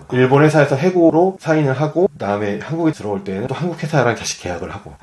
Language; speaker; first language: Korean; native; Korean